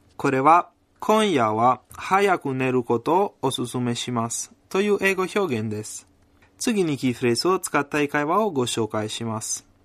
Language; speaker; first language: Japanese; non-native, fluent; Italian